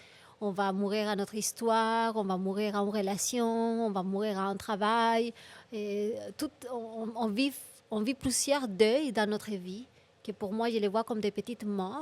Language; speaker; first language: French; non-native, fluent; Spanish